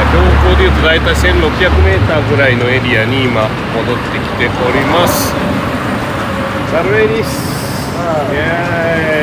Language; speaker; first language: Japanese; native; Japanese